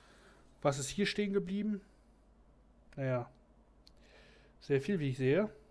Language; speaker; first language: German; native; German